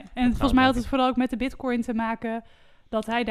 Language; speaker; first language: Dutch; native; Dutch